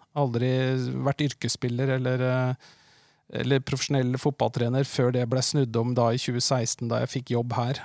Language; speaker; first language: Norwegian; native; Norwegian